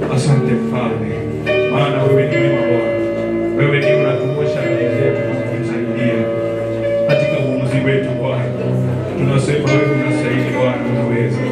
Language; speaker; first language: Swahili; non-native, local second language; Luyia